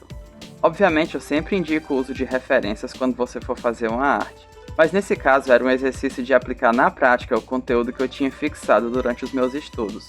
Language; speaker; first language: Portuguese; native; Portuguese